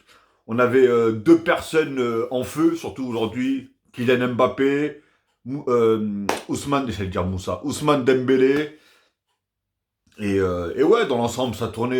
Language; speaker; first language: French; native; French